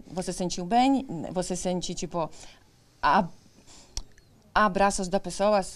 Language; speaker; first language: Portuguese; non-native, learner; Polish